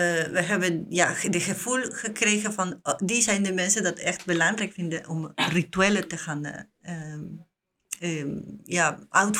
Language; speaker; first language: Dutch; non-native, learner; Spanish